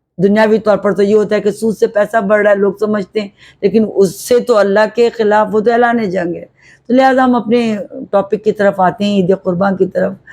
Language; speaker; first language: Urdu; native; Urdu